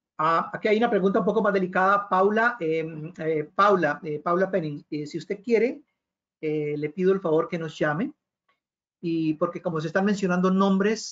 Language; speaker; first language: Spanish; native; Spanish